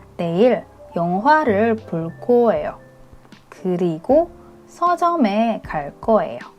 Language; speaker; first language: Korean; non-native, fluent; Indonesian